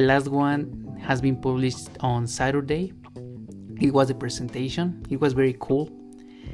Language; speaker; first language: English; non-native, learner; Spanish